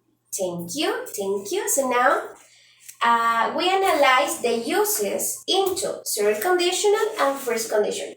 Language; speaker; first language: English; non-native, learner; Spanish